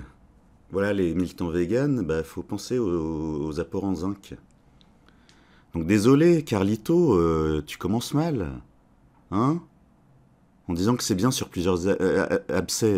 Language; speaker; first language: French; native; French